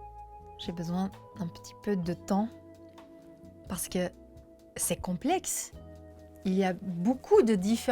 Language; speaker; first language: French; non-native, local second language; Dutch